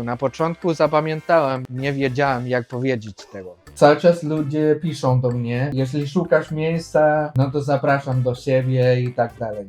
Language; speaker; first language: Polish; non-native, fluent; Spanish